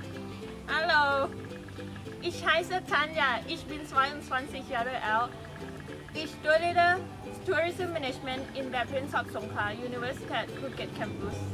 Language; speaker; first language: German; non-native, learner; Thai